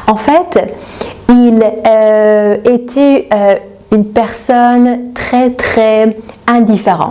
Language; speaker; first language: French; non-native, fluent; Persian